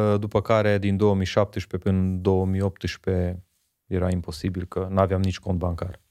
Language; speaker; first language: Romanian; non-native, local second language; Hungarian